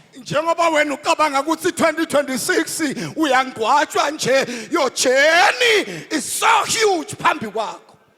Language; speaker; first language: Zulu; non-native, local second language; Swati